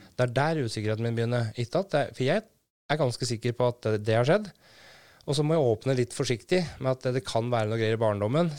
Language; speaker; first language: Norwegian; native; Norwegian